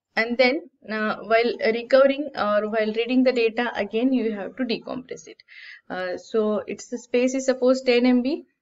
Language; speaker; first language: English; non-native, local second language; Marathi